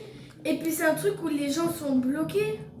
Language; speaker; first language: French; native; French